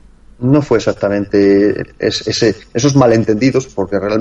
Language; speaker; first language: Spanish; native; Spanish